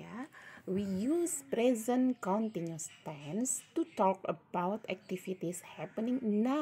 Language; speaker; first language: English; non-native, learner; Indonesian